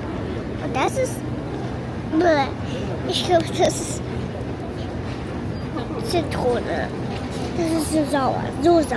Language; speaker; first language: German; early bilingual, other home language; Filipino